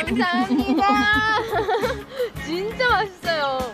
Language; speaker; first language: Korean; non-native, fluent; Arabic